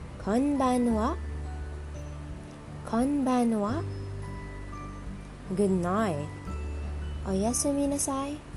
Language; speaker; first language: Japanese; non-native, learner; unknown